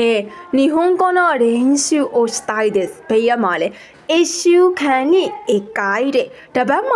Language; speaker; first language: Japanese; non-native, fluent; Burmese